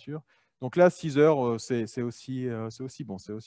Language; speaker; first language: French; native; French